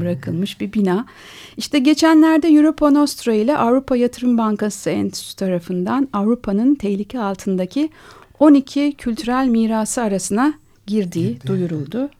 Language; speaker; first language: Turkish; native; Turkish